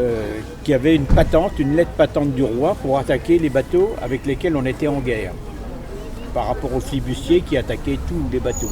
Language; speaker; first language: French; native; French